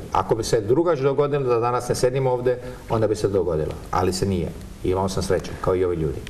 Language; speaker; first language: Croatian; early bilingual, heritage; Croatian